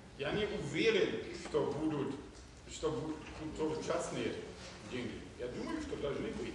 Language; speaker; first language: Russian; non-native, fluent; German